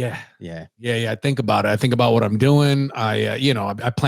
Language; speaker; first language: English; native; English